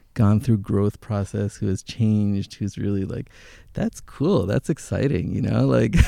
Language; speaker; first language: English; early bilingual, other home language; Hebrew